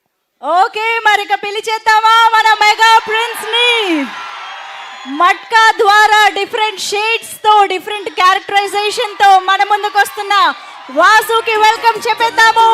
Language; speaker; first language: Telugu; native; Telugu